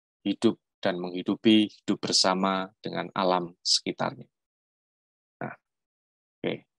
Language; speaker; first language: Indonesian; non-native, local second language; Javanese